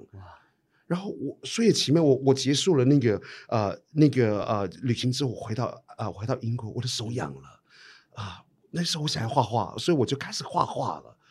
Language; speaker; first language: Chinese; non-native, local second language; Amis